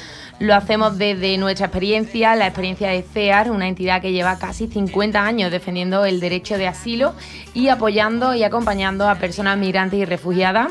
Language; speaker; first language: Spanish; native; Spanish